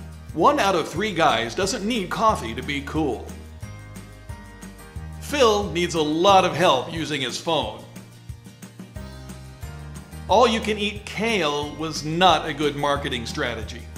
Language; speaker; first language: English; native; English